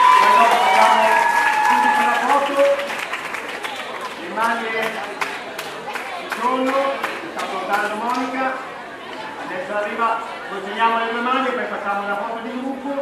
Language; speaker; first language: Italian; native; Italian